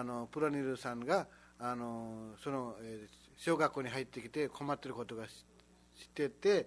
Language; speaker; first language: Japanese; non-native, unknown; Nepali